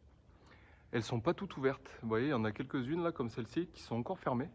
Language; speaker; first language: French; native; French